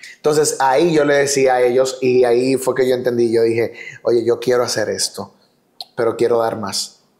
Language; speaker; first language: Spanish; native; Spanish